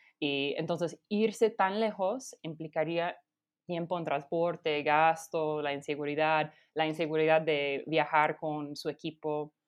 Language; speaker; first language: Spanish; non-native, fluent; English